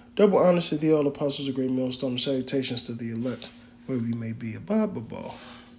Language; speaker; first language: English; native; English